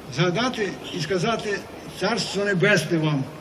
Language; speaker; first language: Ukrainian; native; Ukrainian